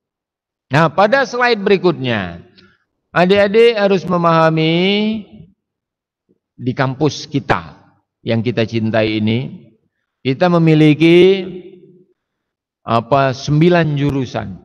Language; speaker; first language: Indonesian; native; Indonesian